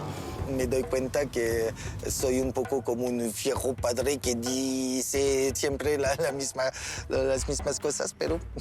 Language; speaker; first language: Spanish; non-native, learner; French